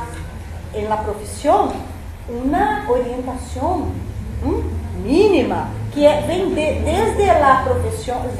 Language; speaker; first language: Spanish; non-native, fluent; Portuguese